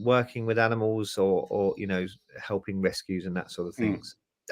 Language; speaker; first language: English; native; English